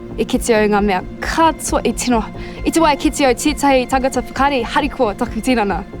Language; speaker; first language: Māori; non-native, local second language; English